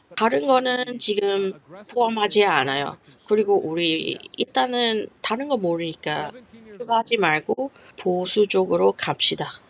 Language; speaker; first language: Korean; non-native, fluent; English